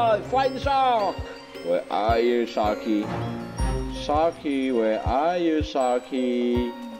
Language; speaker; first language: English; non-native, fluent; Indonesian